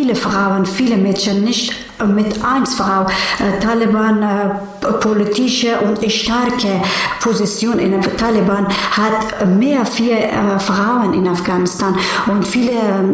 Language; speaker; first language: German; non-native, learner; Persian